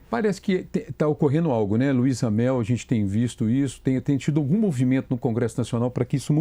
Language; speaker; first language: Portuguese; native; Portuguese